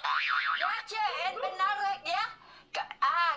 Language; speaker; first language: Indonesian; non-native, learner; Vietnamese